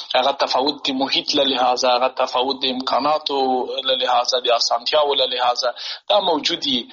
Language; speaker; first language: Pashto; native; Pashto